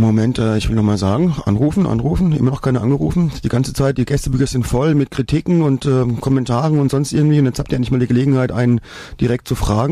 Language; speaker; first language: German; native; German